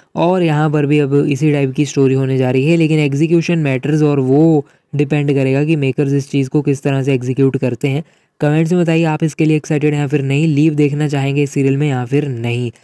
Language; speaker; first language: Hindi; native; Hindi